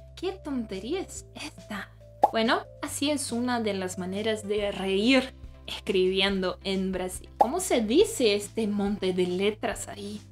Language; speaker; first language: Spanish; non-native, fluent; Portuguese